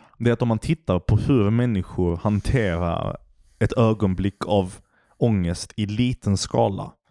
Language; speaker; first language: Swedish; native; Swedish